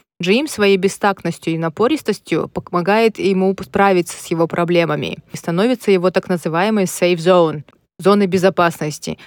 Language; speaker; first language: Russian; native; Russian